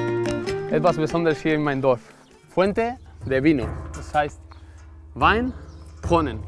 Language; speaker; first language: German; non-native, learner; Spanish